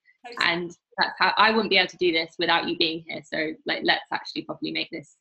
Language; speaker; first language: English; native; English